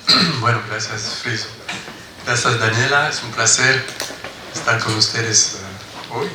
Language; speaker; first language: Spanish; non-native, fluent; French